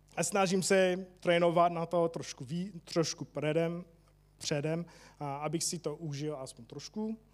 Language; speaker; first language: Czech; non-native, fluent; English